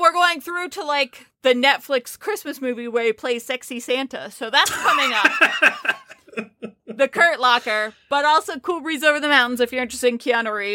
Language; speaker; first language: English; native; English